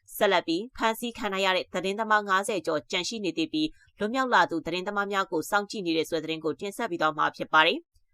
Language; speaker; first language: Burmese; native; Burmese